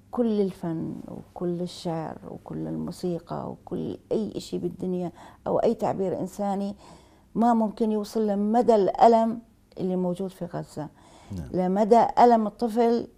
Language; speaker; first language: Arabic; native; Arabic